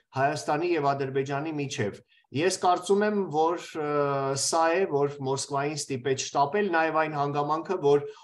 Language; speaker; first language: Armenian; native; Armenian